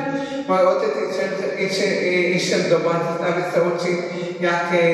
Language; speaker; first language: Slovak; early bilingual, heritage; Slovak